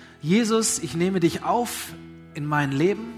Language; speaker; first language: German; native; German